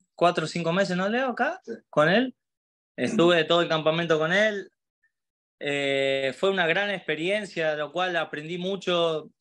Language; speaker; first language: Spanish; native; Spanish